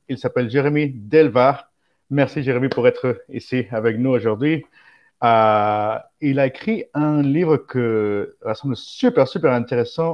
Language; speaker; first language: French; non-native, fluent; Spanish